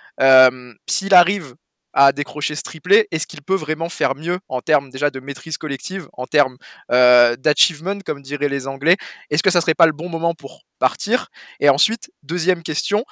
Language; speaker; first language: French; native; French